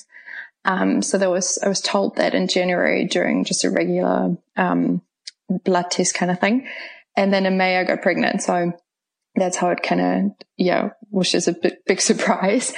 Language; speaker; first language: English; non-native, fluent; German